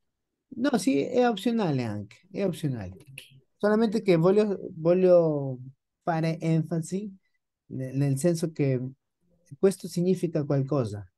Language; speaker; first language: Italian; non-native, fluent; Spanish